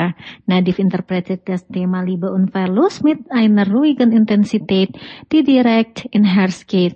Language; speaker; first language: German; non-native, fluent; Indonesian